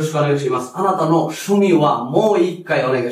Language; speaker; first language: Japanese; non-native, fluent; Bangla